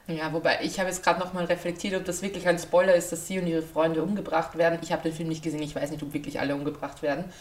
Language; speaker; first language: German; native; German